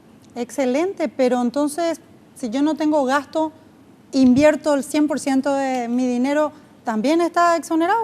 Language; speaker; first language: Spanish; native; Spanish